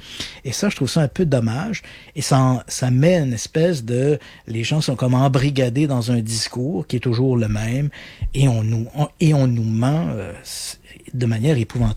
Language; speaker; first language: French; native; French